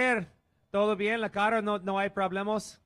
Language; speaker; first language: Spanish; non-native, learner; English